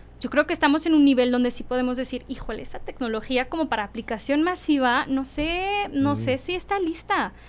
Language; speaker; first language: Spanish; early bilingual, heritage; Spanish